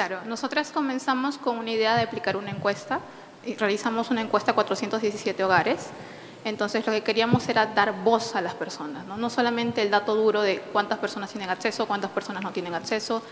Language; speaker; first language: Spanish; native; Spanish